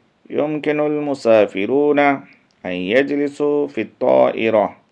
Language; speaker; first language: Arabic; non-native, fluent; Urdu